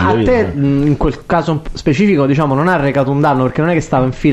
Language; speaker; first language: Italian; native; Italian